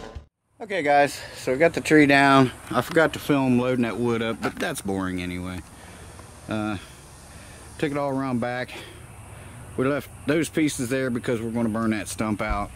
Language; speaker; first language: English; native; English